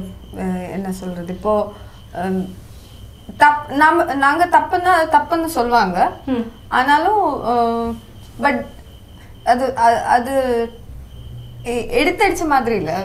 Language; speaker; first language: Tamil; non-native, local second language; Malayalam